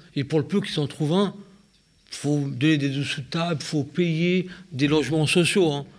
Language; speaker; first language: French; native; French